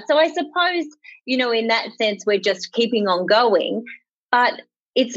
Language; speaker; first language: English; native; English